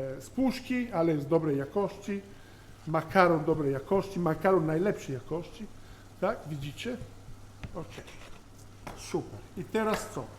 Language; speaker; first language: Polish; non-native, learner; Italian